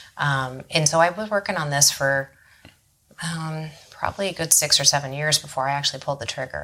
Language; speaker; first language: English; native; English